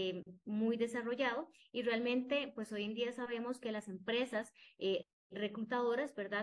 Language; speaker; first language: Spanish; native; Spanish